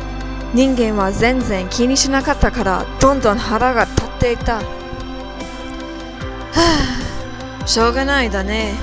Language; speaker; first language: Japanese; non-native, learner; English